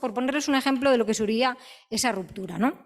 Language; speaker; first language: Spanish; native; Spanish